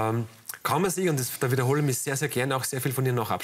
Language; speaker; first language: German; native; German